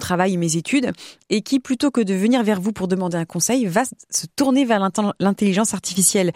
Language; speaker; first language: French; native; French